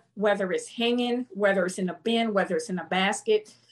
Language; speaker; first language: English; non-native, fluent; Spanish